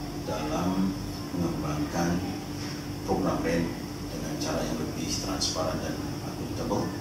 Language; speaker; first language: Indonesian; native; Indonesian